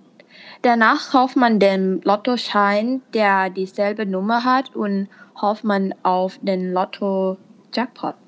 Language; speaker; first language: German; non-native, fluent; Thai